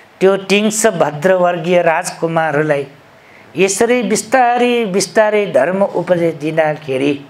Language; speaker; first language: Nepali; non-native, local second language; Newari